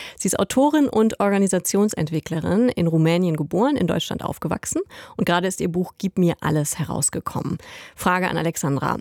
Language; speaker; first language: German; native; German